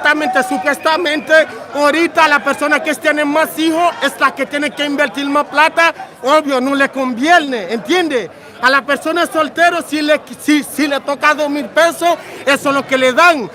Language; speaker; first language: Spanish; non-native, learner; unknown